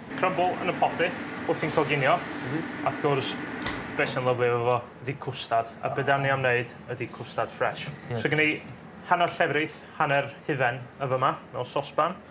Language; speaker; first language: Welsh; native; Welsh